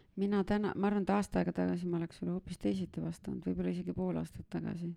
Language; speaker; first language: Estonian; native; Estonian